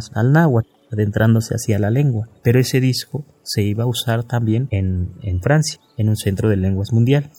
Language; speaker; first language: Spanish; native; Spanish